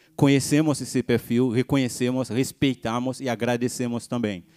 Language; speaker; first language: Portuguese; non-native, fluent; Haitian Creole